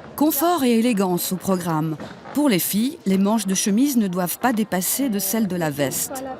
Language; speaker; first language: French; native; French